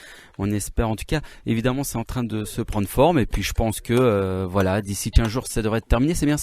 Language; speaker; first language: French; native; French